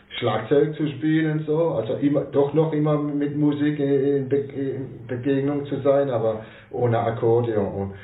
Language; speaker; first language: German; non-native, local second language; French